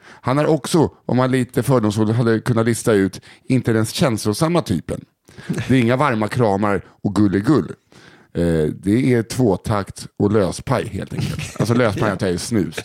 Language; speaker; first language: Swedish; native; Swedish